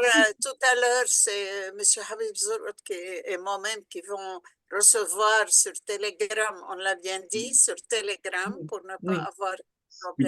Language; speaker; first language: French; non-native, local second language; Arabic